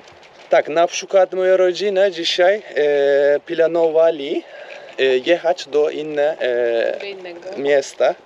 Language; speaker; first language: Polish; non-native, learner; Turkish